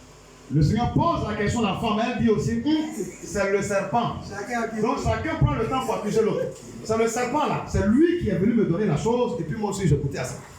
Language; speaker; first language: French; non-native, local second language; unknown